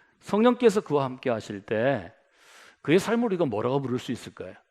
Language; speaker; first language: Korean; native; Korean